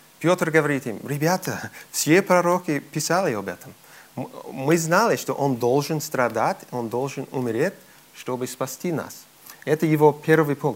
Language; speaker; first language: Russian; non-native, fluent; English